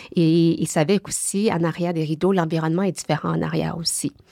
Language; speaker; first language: French; early bilingual, other home language; Vietnamese